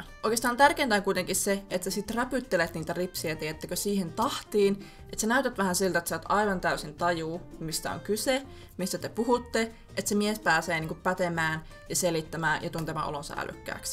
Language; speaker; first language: Finnish; native; Finnish